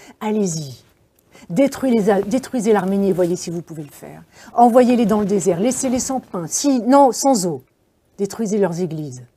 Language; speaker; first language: French; native; French